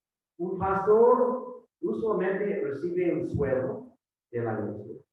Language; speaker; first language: Spanish; non-native, fluent; English